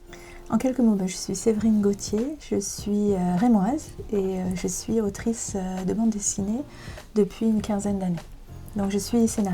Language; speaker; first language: French; native; French